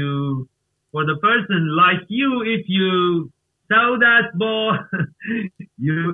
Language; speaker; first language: English; non-native, learner; Persian